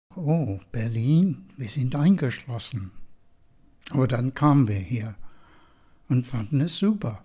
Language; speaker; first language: German; non-native, fluent; English